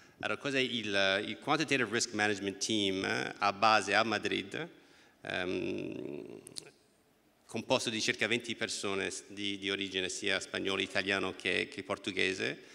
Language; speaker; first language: Italian; non-native, fluent; English